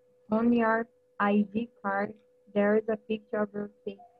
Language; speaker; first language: English; non-native, learner; Portuguese